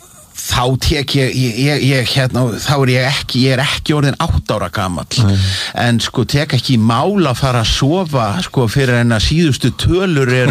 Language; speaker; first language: Icelandic; native; Icelandic